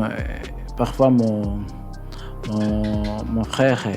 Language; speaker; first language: French; non-native, learner; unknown